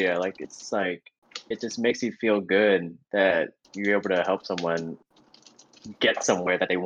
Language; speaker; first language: English; native; English